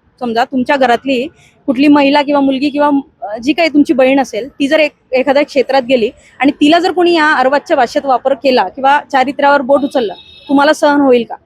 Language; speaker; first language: Marathi; non-native, local second language; Hindi